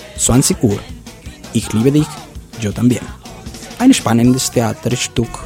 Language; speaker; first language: German; non-native, fluent; Spanish